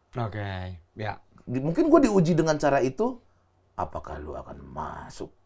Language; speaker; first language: Indonesian; native; Indonesian